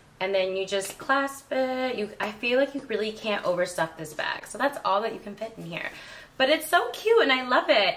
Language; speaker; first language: English; native; English